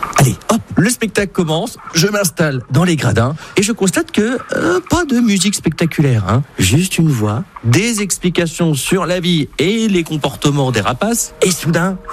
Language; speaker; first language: French; native; French